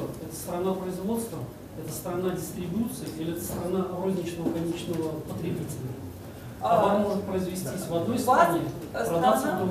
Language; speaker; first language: Russian; native; Russian